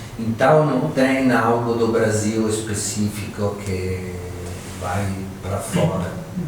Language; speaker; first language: Portuguese; non-native, fluent; Italian